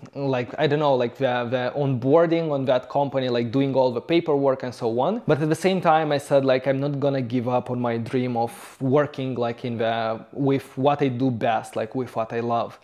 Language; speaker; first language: English; non-native, fluent; Romanian